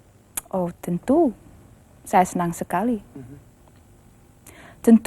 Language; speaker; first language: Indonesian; non-native, fluent; Dutch